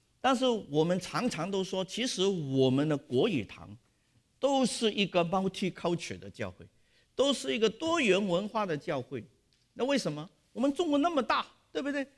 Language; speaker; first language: Chinese; non-native, local second language; Cantonese